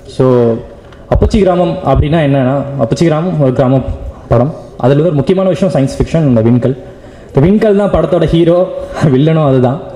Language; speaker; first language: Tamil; native; Tamil